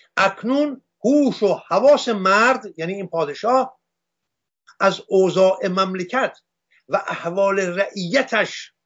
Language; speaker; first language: Persian; non-native, local second language; Armenian